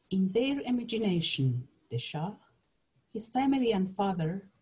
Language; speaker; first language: English; non-native, learner; Persian